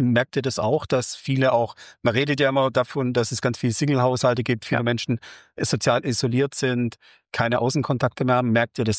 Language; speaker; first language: German; native; German